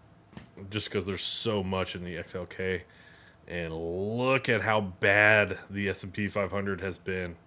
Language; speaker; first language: English; native; English